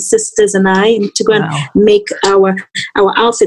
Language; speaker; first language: English; non-native, local second language; Yoruba